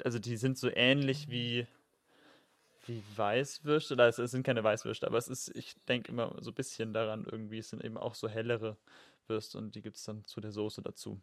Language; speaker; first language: German; native; German